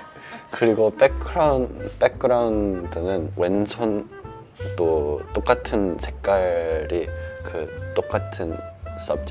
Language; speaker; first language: Korean; early bilingual, heritage; Korean